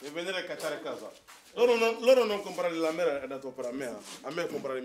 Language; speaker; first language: Italian; non-native, learner; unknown